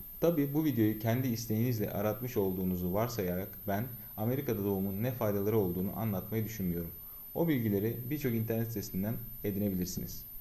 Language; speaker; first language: Turkish; native; Turkish